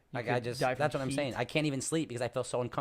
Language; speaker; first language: English; native; English